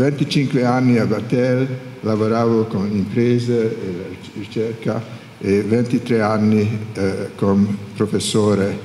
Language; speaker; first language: Italian; non-native, learner; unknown